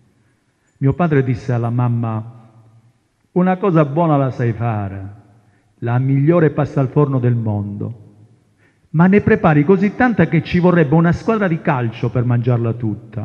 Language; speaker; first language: Italian; non-native, local second language; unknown